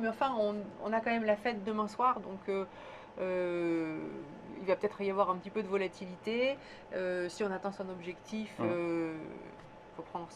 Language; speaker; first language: French; native; French